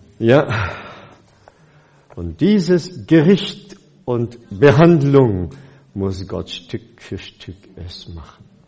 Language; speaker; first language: German; non-native, fluent; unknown